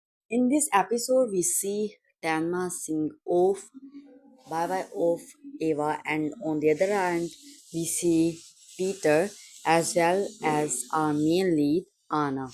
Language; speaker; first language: English; non-native, local second language; Urdu